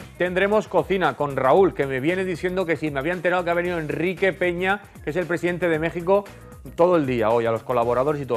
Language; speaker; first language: Spanish; native; Spanish